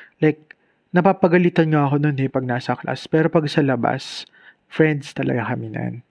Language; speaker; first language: Filipino; non-native, local second language; Bikol